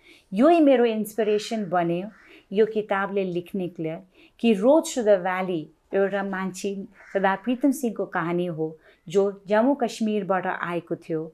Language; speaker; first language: Nepali; non-native, local second language; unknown